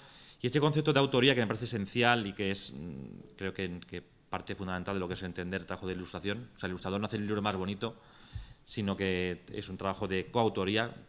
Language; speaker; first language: Spanish; native; Spanish